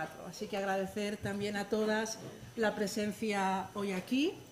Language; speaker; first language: Spanish; native; Spanish